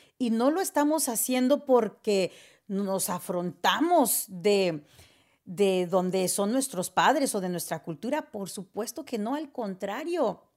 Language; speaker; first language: Spanish; early bilingual, heritage; Spanish